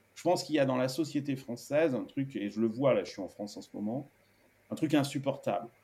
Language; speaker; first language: French; early bilingual, other home language; Spanish